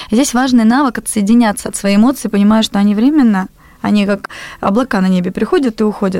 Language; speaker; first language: Russian; native; Russian